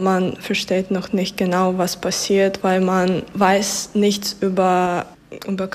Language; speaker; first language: German; early bilingual, other home language; Ukrainian